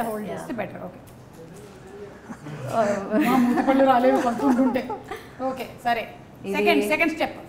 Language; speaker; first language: Telugu; native; Telugu